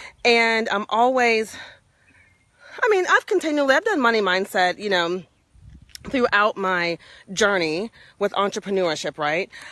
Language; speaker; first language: English; native; English